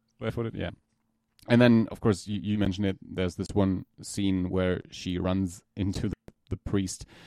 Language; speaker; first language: English; non-native, fluent; German